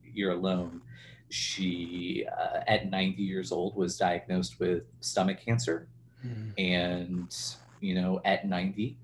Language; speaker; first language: English; native; English